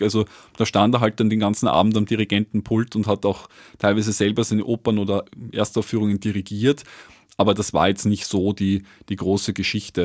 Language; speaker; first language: German; native; German